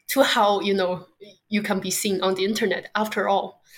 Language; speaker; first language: English; non-native, fluent; Chinese